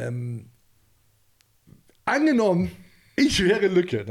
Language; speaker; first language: German; native; German